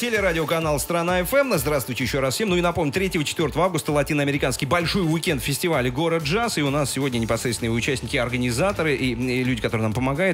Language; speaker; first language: Russian; native; Russian